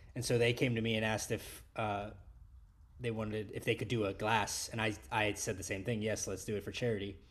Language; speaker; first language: English; native; English